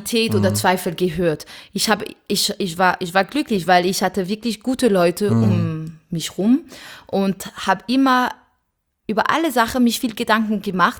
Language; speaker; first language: German; non-native, fluent; French